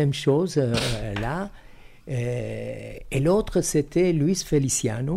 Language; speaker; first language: French; non-native, fluent; Italian